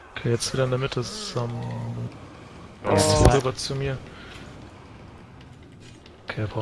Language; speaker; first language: German; native; German